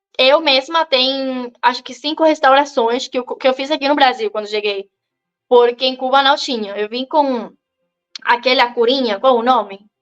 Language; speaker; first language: Portuguese; non-native, fluent; Spanish